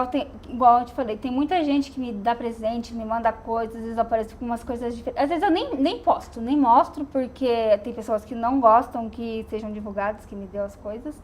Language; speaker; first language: Portuguese; native; Portuguese